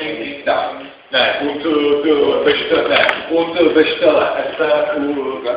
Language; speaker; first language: German; non-native, learner; Czech